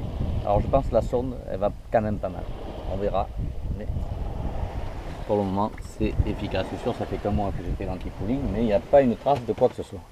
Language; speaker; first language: French; native; French